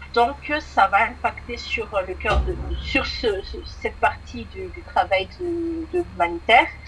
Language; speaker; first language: French; non-native, local second language; Malagasy